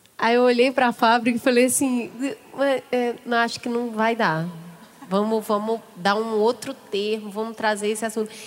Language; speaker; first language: Portuguese; native; Portuguese